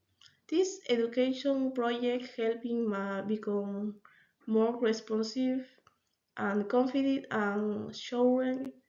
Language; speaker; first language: English; non-native, learner; Spanish